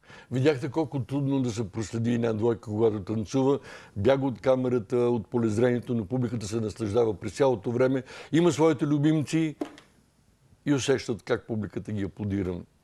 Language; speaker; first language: Bulgarian; native; Bulgarian